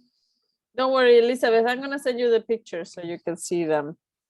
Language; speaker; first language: English; non-native, fluent; Spanish